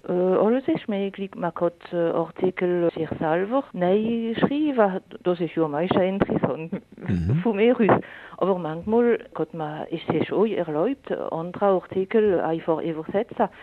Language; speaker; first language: German; non-native, local second language; French